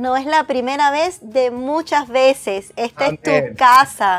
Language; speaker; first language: Spanish; native; Spanish